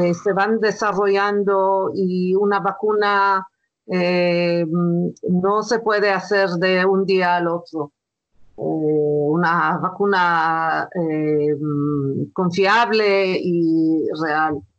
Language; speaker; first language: Spanish; non-native, fluent; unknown